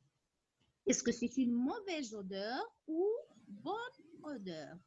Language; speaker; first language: French; non-native, local second language; Arabic